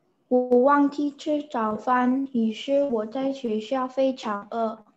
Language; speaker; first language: Chinese; non-native, learner; Indonesian